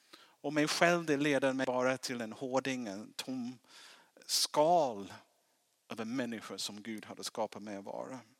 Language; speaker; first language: Swedish; non-native, fluent; English